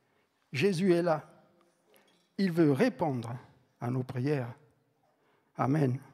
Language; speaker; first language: French; native; French